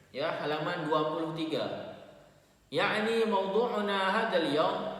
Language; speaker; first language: Arabic; non-native, fluent; Indonesian